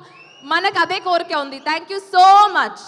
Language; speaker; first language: Telugu; non-native, fluent; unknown